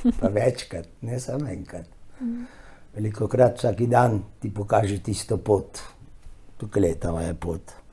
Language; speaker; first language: Slovenian; early bilingual, heritage; Slovenian